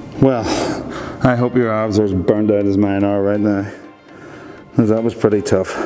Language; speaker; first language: English; native; English